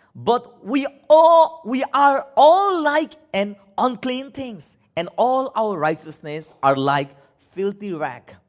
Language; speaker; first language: English; non-native, learner; Nepali